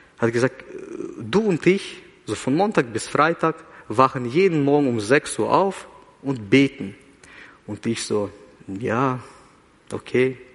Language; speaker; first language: German; early bilingual, other home language; Russian